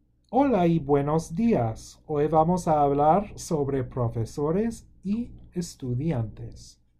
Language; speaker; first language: Spanish; non-native, fluent; English